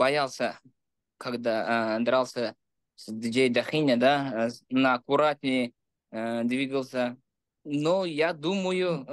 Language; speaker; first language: Russian; non-native, local second language; Uzbek